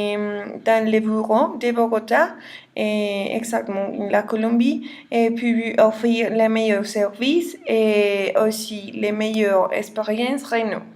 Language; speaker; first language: French; non-native, learner; Spanish